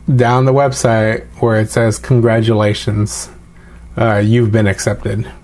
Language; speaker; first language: English; native; English